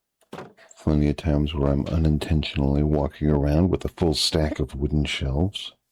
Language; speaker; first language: English; native; English